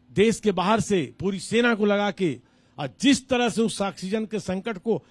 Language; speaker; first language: Hindi; native; Hindi